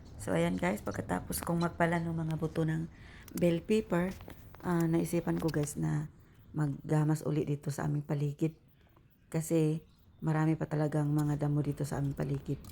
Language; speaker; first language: Filipino; non-native, local second language; Cebuano